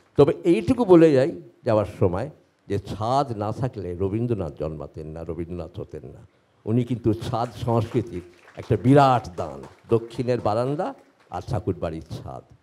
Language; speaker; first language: Bangla; native; Bangla